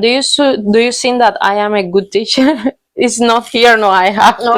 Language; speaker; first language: English; non-native, learner; Spanish